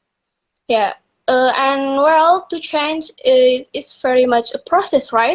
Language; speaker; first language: English; non-native, learner; Indonesian